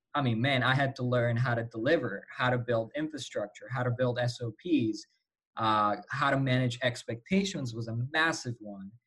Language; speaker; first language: English; non-native, fluent; Slovak